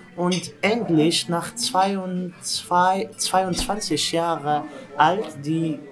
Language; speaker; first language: German; non-native, fluent; Indonesian